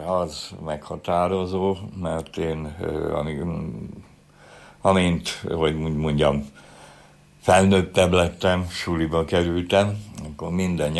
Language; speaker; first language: Hungarian; native; Hungarian